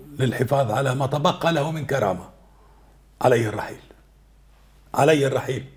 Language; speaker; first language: Arabic; native; Arabic